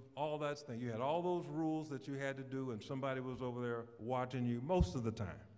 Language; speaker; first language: English; native; English